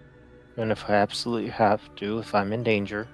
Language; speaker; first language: English; native; English